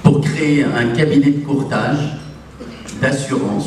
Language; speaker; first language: French; native; French